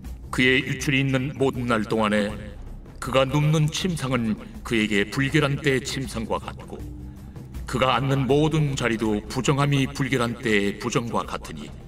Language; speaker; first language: Korean; native; Korean